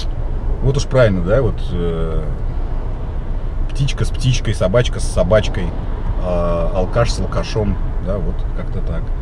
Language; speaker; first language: Russian; native; Russian